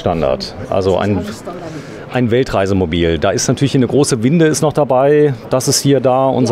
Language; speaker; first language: German; native; German